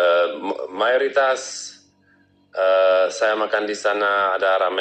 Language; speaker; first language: Indonesian; non-native, learner; Czech